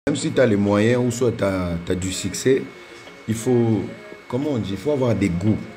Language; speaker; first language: French; non-native, local second language; Lingala